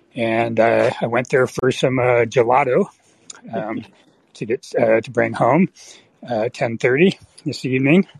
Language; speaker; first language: English; native; English